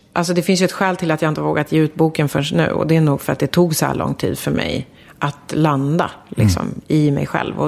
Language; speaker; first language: Swedish; early bilingual, other home language; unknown